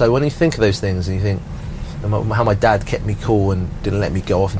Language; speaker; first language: English; native; English